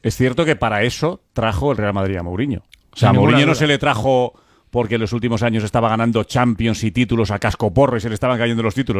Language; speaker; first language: Spanish; native; Spanish